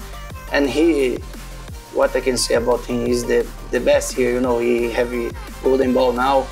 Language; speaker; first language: English; non-native, learner; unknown